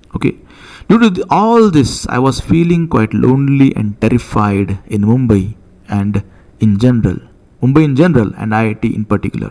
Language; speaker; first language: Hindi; non-native, local second language; Marathi